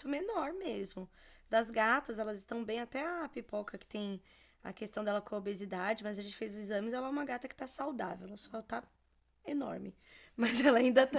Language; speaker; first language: Portuguese; native; Portuguese